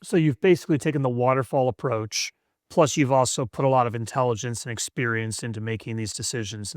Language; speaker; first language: English; native; English